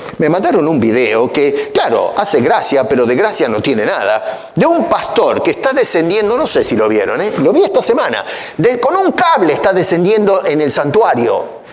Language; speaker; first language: Spanish; native; Spanish